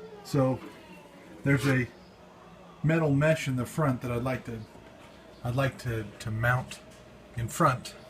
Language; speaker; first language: English; native; English